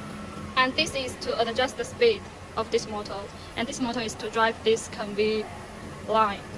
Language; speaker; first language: English; non-native, learner; Chinese